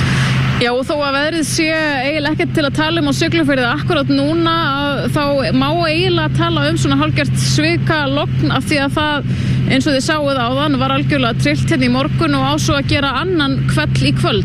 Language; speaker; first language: Icelandic; native; Icelandic